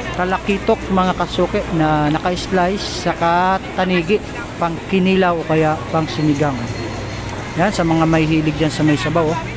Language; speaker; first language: Filipino; non-native, local second language; Bikol